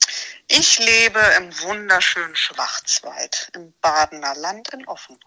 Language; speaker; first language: German; native; German